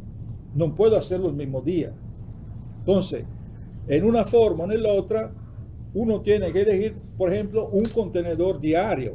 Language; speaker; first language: Spanish; non-native, fluent; Italian